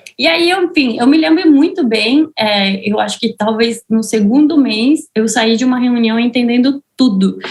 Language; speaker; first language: Portuguese; non-native, fluent; Spanish